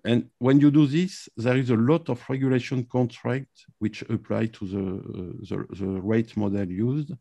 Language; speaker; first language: English; non-native, fluent; French